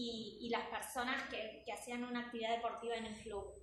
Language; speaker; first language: Spanish; native; Spanish